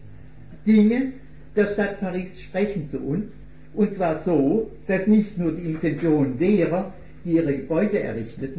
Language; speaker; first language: German; native; German